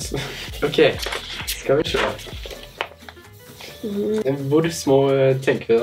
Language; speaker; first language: Norwegian; native; Norwegian